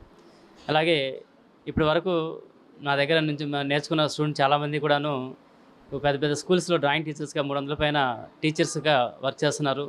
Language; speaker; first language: Telugu; native; Telugu